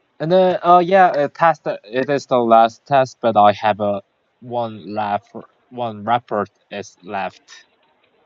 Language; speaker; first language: English; non-native, learner; Korean